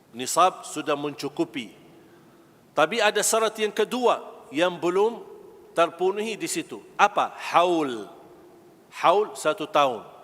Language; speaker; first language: Malay; non-native, fluent; Arabic